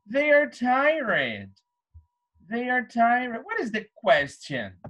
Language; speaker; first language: English; non-native, fluent; Portuguese